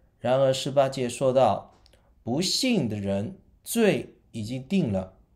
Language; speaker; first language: Chinese; non-native, local second language; Cantonese